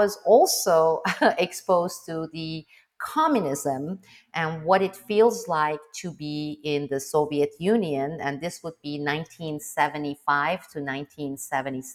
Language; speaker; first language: English; non-native, fluent; Turkish